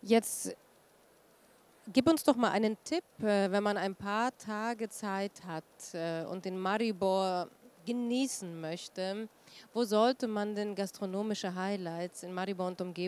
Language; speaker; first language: German; native; German